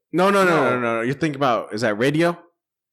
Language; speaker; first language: English; native; English